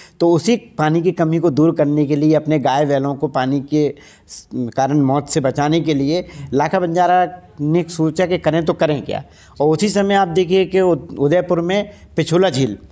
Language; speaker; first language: Hindi; native; Hindi